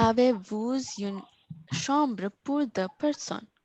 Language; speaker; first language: French; non-native, learner; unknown